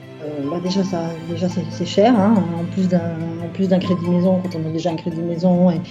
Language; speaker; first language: French; native; French